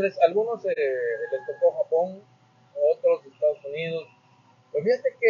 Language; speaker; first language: Spanish; native; Spanish